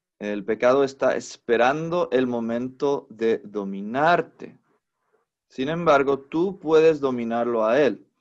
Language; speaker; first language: Spanish; non-native, fluent; English